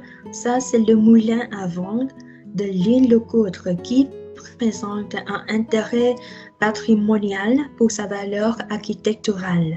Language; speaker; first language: French; non-native, learner; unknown